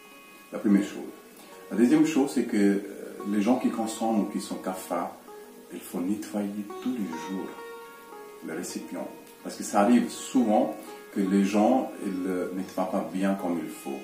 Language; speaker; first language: French; non-native, fluent; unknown